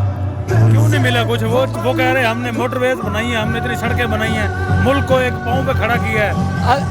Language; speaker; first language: Urdu; native; Urdu